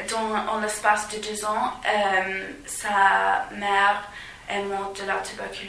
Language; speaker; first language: French; non-native, fluent; English